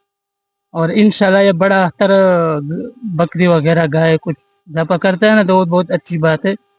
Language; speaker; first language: Hindi; non-native, local second language; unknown